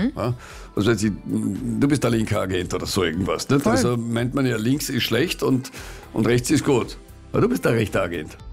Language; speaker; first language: German; native; German